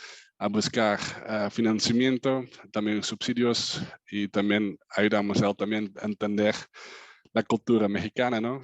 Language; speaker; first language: Spanish; non-native, fluent; Dutch